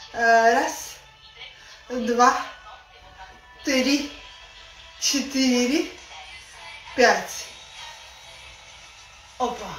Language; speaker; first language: Italian; non-native, learner; Russian